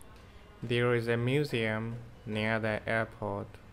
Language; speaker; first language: English; non-native, learner; Bangla